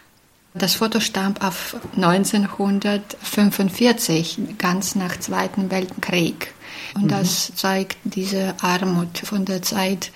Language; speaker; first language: German; non-native, fluent; Belarusian